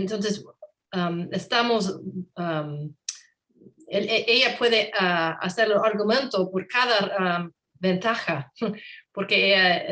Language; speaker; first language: Spanish; non-native, learner; English